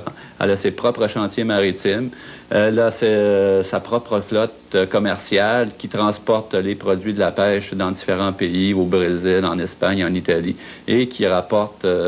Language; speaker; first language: French; native; French